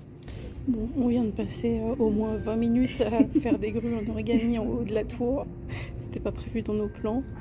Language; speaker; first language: French; native; French